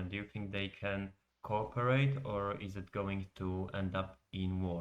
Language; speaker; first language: English; non-native, fluent; Polish